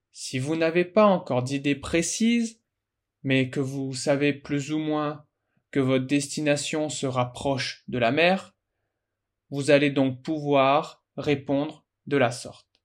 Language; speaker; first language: French; native; French